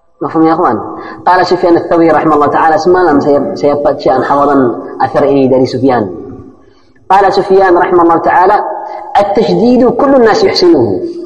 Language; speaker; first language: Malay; non-native, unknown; Arabic